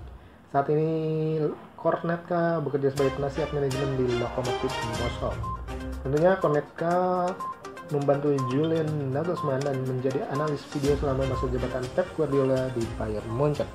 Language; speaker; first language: Indonesian; native; Indonesian